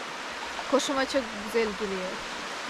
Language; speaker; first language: Turkish; non-native, learner; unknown